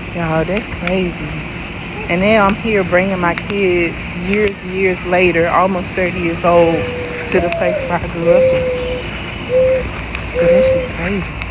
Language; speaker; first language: English; native; English